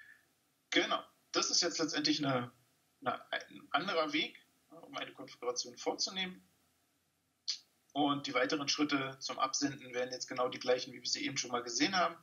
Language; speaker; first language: German; native; German